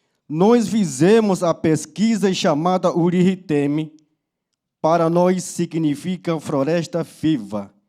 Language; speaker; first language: Portuguese; non-native, local second language; Yanomámi